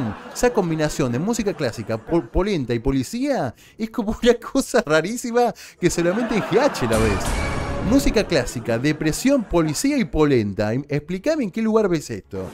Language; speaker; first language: Spanish; native; Spanish